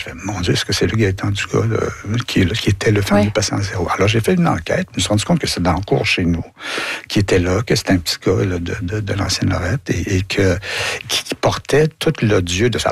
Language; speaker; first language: French; native; French